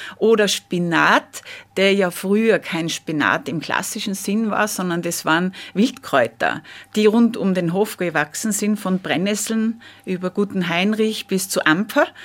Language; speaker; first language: German; native; German